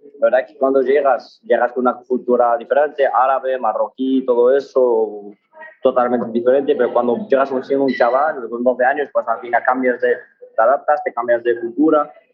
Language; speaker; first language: Spanish; early bilingual, other home language; Arabic